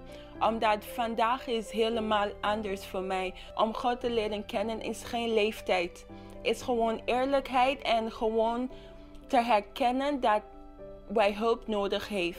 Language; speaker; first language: Dutch; non-native, local second language; English